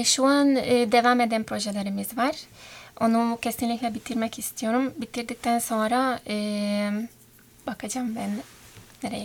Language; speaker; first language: Turkish; non-native, fluent; Hungarian